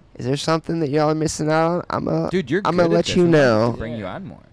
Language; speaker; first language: English; native; English